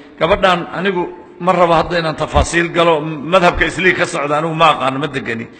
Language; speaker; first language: Somali; native; Somali